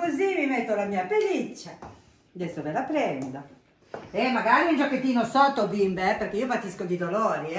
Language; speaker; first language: Italian; native; Italian